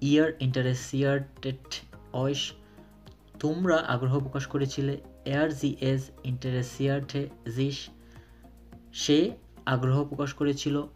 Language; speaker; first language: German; non-native, fluent; Bangla